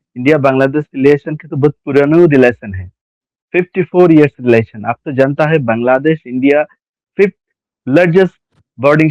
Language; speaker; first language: Hindi; non-native, learner; Bangla